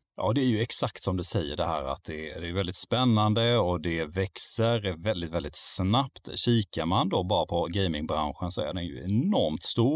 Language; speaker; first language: Swedish; native; Swedish